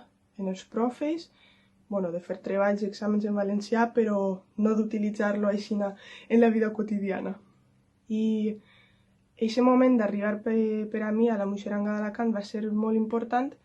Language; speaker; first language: Catalan; non-native, local second language; Spanish